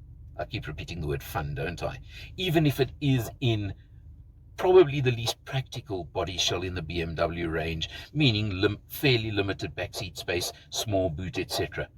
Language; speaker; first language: English; native; English